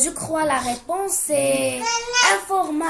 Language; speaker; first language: French; non-native, local second language; Arabic